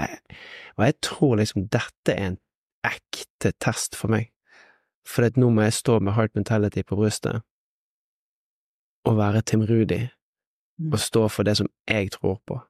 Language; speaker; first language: Norwegian; native; Norwegian